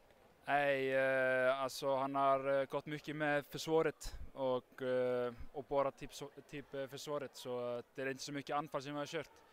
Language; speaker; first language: Swedish; non-native, fluent; Icelandic